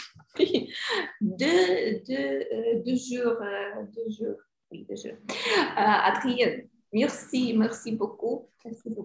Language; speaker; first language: French; non-native, learner; Ukrainian